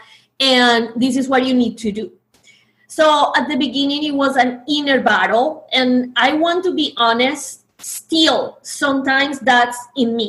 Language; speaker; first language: English; non-native, fluent; Spanish